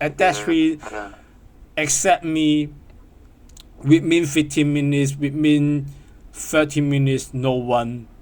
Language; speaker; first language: English; non-native, learner; Cantonese